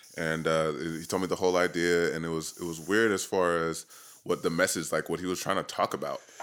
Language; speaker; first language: English; native; English